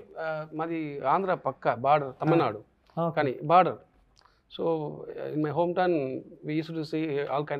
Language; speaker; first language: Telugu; non-native, learner; Tamil